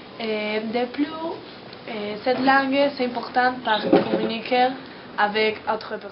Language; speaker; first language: French; non-native, learner; Spanish